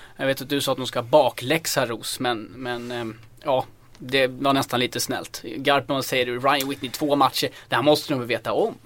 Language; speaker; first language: Swedish; native; Swedish